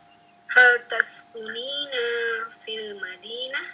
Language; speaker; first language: Arabic; non-native, learner; Indonesian